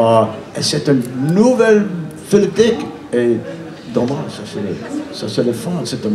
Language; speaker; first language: French; non-native, learner; English